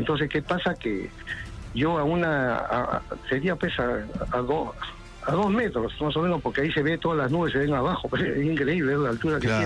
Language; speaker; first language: Spanish; native; Spanish